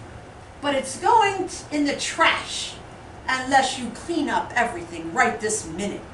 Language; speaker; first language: English; native; English